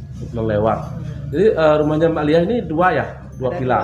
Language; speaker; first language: Indonesian; native; Indonesian